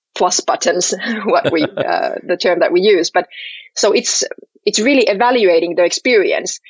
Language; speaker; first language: English; non-native, fluent; Finnish